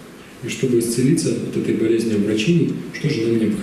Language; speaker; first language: Russian; native; Russian